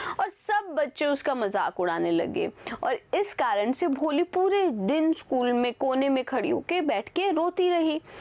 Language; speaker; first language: Hindi; native; Hindi